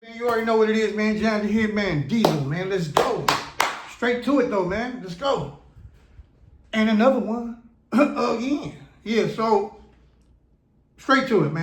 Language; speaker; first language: English; native; English